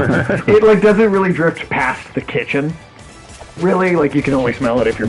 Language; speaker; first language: English; native; English